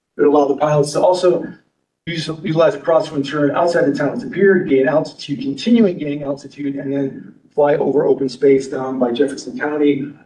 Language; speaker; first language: English; native; English